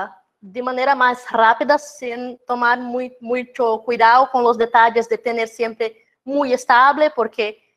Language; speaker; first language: Spanish; non-native, fluent; Portuguese